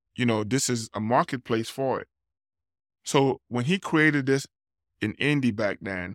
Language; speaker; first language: English; non-native, local second language; Yoruba